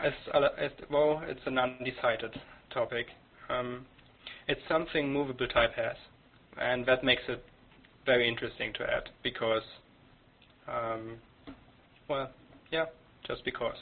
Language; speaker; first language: English; non-native, fluent; German